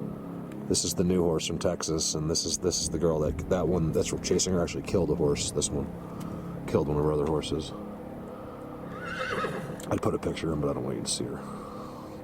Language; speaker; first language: English; native; English